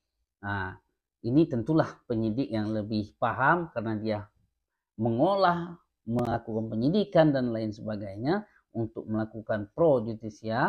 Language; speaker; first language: Indonesian; native; Indonesian